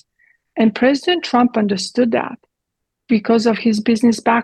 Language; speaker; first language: English; non-native, fluent; Croatian